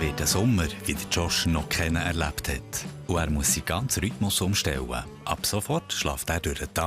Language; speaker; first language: German; native; German